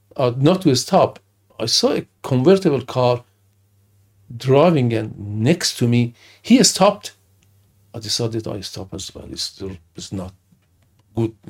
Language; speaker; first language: English; non-native, fluent; Persian